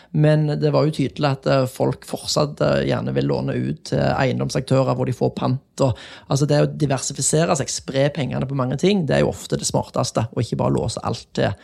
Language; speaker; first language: Norwegian; native; Norwegian